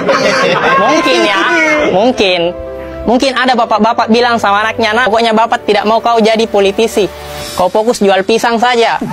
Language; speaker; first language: Indonesian; native; Indonesian